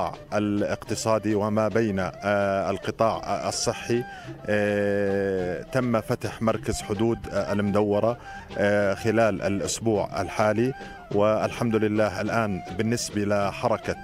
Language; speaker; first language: Arabic; native; Arabic